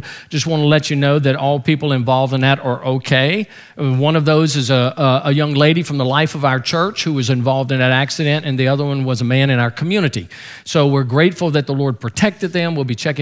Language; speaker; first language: English; native; English